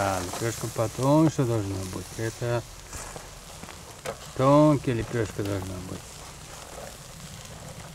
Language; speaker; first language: Russian; non-native, local second language; Uyghur